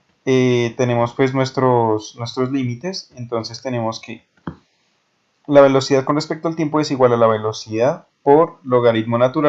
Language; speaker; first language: Spanish; native; Spanish